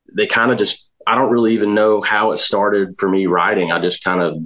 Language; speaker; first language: English; native; English